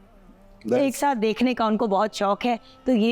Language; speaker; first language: Urdu; native; Urdu